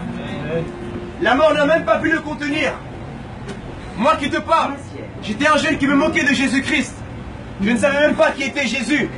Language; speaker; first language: French; native; French